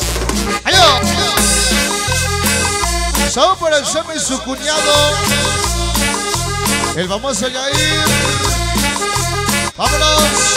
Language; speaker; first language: Spanish; native; Spanish